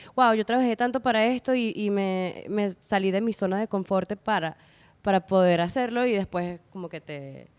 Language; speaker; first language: Spanish; early bilingual, heritage; Spanish